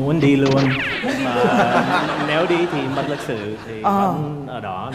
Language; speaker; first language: Vietnamese; non-native, fluent; English